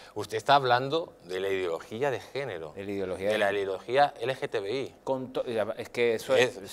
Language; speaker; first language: Spanish; native; Spanish